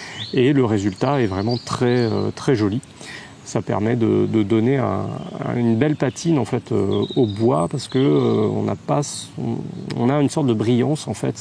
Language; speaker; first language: French; native; French